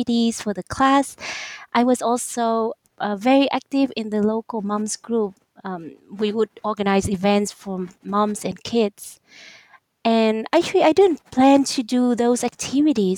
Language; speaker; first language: English; non-native, fluent; Vietnamese